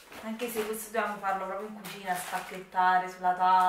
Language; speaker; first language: Italian; native; Italian